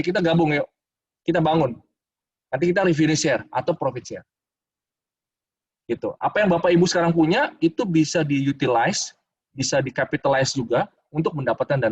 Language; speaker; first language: Indonesian; native; Indonesian